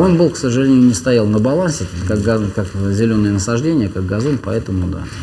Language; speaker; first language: Russian; native; Russian